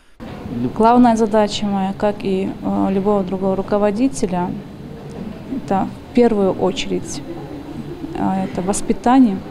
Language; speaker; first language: Russian; native; Russian